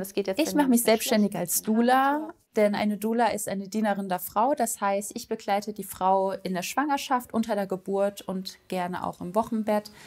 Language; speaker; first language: German; native; German